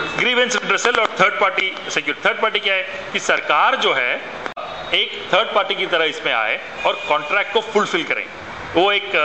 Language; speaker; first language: Hindi; non-native, local second language; Malayalam